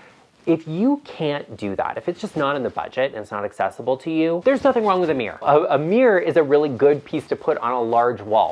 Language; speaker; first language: English; native; English